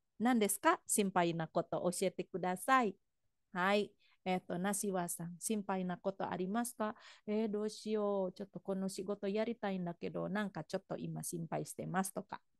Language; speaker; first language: Japanese; non-native, fluent; Indonesian